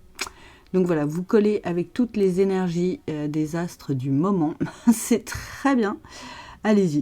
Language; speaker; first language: French; native; French